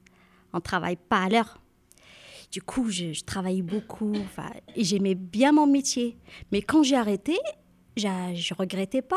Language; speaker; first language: French; non-native, learner; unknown